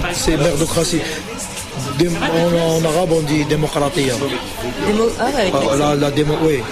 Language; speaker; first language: French; non-native, local second language; Arabic